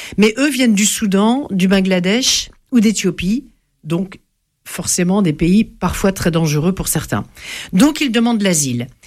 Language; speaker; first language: French; native; French